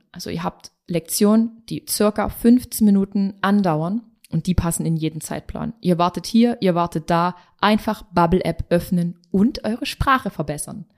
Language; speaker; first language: German; native; German